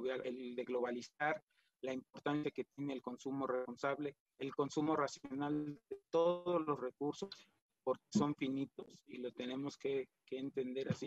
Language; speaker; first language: Spanish; native; Spanish